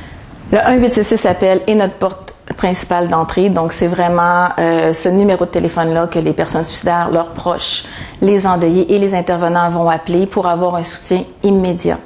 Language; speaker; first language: French; native; French